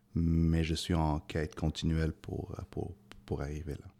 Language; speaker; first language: French; early bilingual, other home language; Arabic